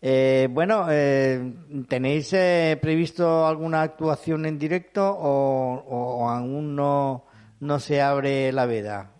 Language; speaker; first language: Spanish; non-native, local second language; Catalan